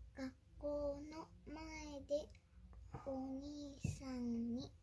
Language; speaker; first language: Japanese; early bilingual, other home language; Portuguese